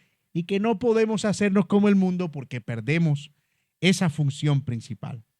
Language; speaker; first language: Spanish; native; Spanish